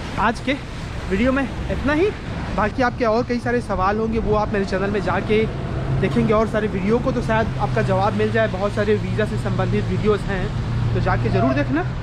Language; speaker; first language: Hindi; native; Hindi